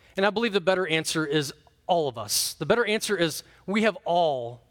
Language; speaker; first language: English; native; English